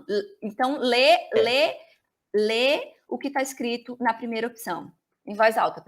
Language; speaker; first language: Portuguese; native; Portuguese